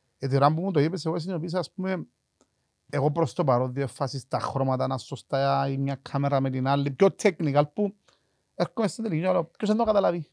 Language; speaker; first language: Greek; native; Greek